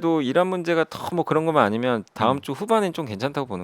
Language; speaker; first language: Korean; native; Korean